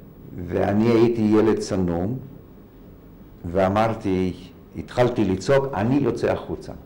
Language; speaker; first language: Hebrew; non-native, fluent; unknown